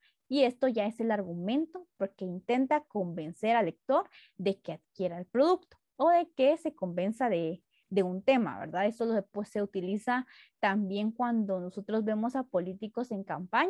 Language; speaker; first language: Spanish; native; Spanish